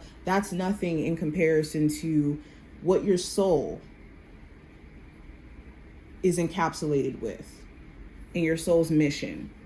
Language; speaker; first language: English; native; English